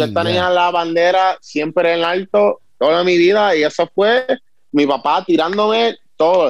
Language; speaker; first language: Spanish; early bilingual, heritage; Spanish